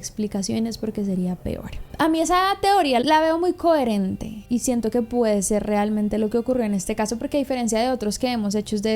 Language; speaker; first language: Spanish; native; Spanish